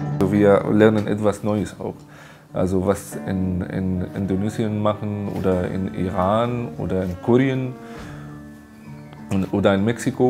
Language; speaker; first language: German; non-native, fluent; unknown